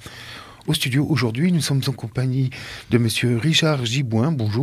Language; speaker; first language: French; native; French